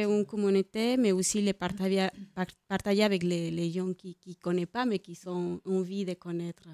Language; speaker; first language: French; non-native, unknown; Spanish